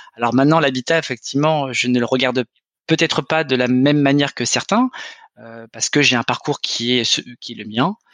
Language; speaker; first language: French; native; French